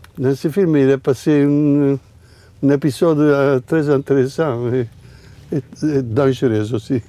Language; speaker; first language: French; non-native, fluent; Italian